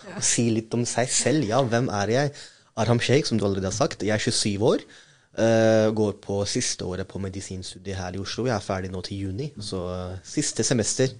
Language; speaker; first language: Norwegian; non-native, fluent; Urdu